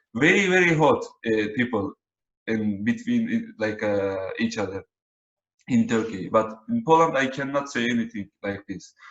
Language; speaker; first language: English; non-native, learner; Turkish